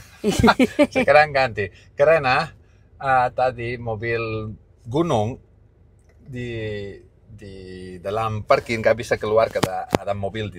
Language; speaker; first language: Indonesian; non-native, learner; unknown